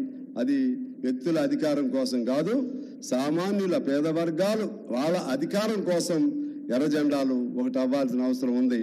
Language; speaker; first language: Telugu; native; Telugu